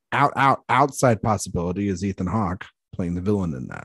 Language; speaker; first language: English; native; English